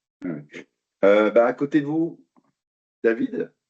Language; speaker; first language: French; native; French